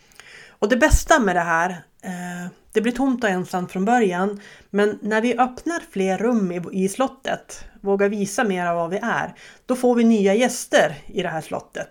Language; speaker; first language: Swedish; native; Swedish